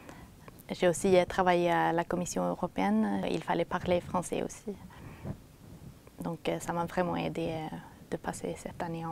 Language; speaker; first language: French; non-native, fluent; Swedish